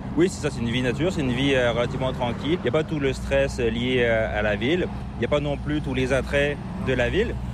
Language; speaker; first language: French; native; French